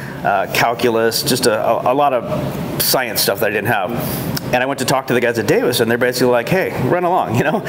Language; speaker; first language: English; native; English